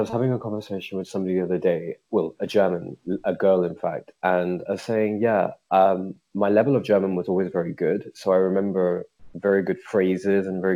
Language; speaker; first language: English; native; English